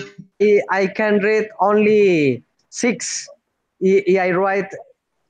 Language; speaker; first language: English; non-native, learner; Spanish